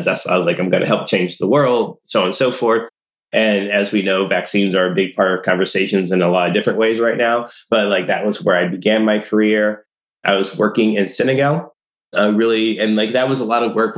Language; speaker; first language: English; native; English